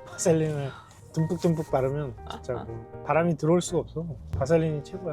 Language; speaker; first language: Korean; native; Korean